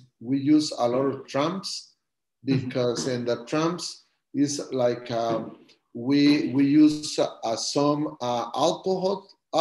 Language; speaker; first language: English; non-native, learner; Spanish